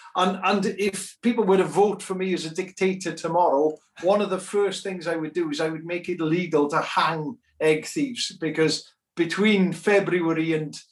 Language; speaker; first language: English; native; English